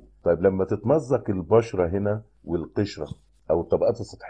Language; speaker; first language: Arabic; native; Arabic